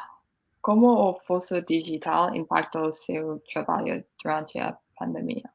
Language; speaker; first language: Portuguese; non-native, learner; English